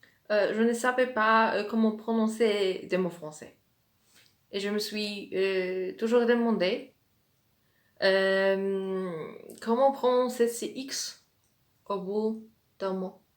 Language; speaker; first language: French; non-native, fluent; Polish